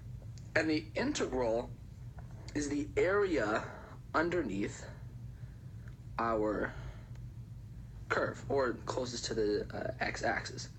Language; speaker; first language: English; native; English